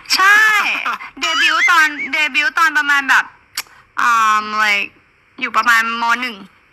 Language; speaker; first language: Thai; native; Thai